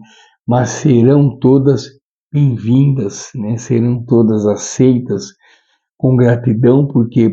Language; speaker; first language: Portuguese; native; Portuguese